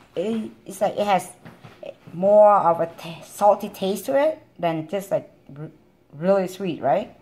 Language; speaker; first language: English; non-native, fluent; Vietnamese